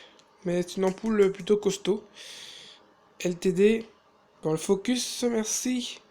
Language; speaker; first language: French; native; French